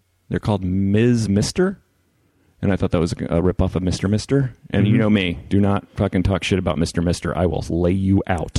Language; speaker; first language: English; native; English